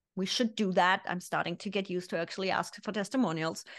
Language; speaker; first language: English; non-native, fluent; German